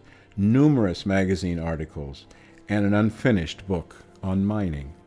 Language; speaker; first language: English; native; English